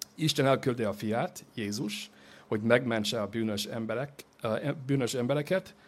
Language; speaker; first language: Hungarian; non-native, fluent; English